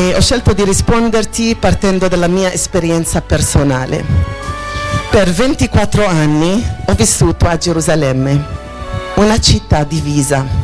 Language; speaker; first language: Italian; non-native, fluent; Arabic